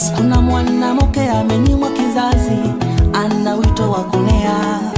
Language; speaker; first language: Swahili; non-native, local second language; Gusii